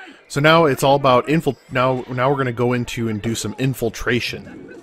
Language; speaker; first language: English; native; English